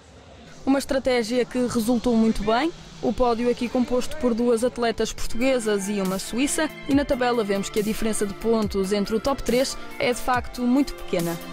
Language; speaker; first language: Portuguese; native; Portuguese